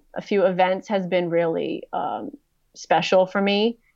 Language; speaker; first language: English; native; English